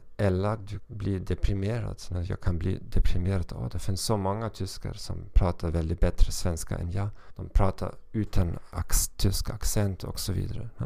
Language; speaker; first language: Swedish; non-native, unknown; German